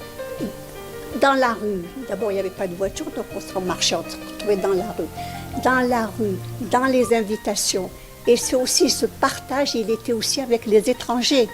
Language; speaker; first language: French; non-native, local second language; Arabic